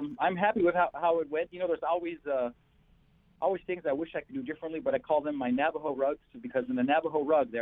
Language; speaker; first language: English; native; English